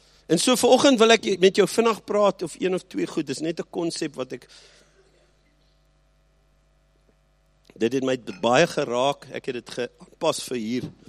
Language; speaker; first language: Afrikaans; early bilingual, heritage; Afrikaans